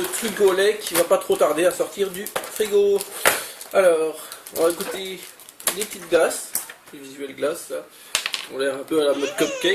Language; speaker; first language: French; native; French